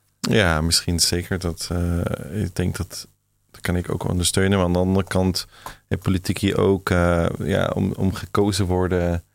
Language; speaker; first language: Dutch; non-native, fluent; German